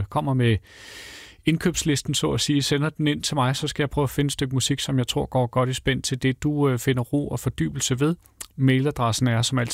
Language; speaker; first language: Danish; native; Danish